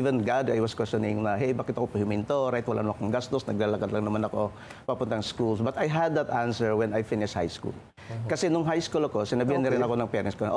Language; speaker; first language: Filipino; native; Filipino